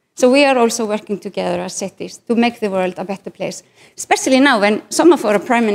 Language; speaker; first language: English; non-native, fluent; Icelandic